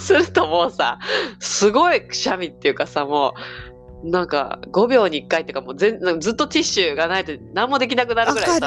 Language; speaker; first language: Japanese; native; Japanese